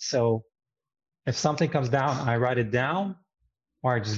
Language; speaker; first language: English; non-native, fluent; Arabic